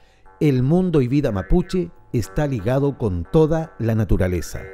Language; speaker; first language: Spanish; native; Spanish